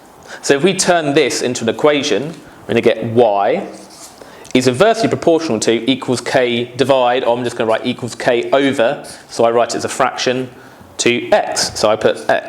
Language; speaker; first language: English; native; English